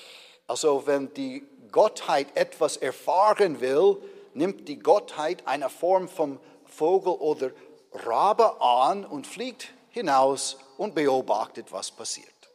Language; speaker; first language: German; non-native, fluent; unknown